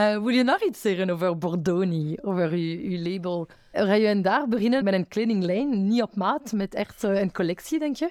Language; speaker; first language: Dutch; non-native, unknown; French